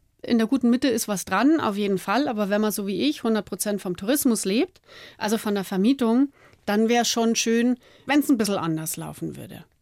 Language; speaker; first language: German; native; German